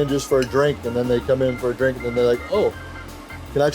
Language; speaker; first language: English; native; English